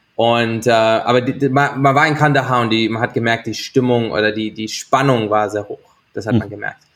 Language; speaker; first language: German; native; German